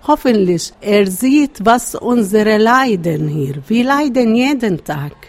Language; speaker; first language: German; non-native, learner; Arabic